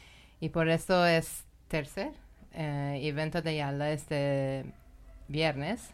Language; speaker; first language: Spanish; non-native, learner; Persian